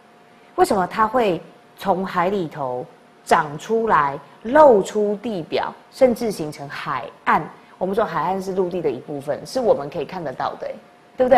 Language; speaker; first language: Chinese; native; Chinese